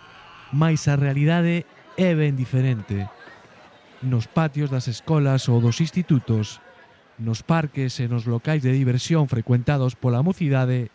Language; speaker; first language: Galician; native; Galician